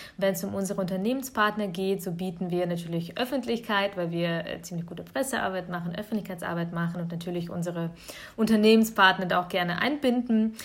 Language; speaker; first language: German; early bilingual, other home language; Russian